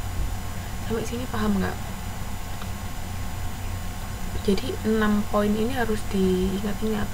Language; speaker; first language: Indonesian; native; Indonesian